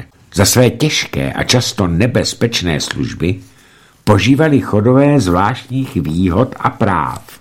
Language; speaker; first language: Czech; native; Czech